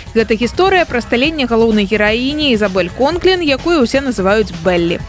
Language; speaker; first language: Belarusian; native; Belarusian